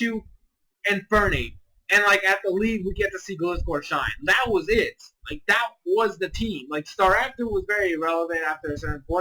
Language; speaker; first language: English; native; English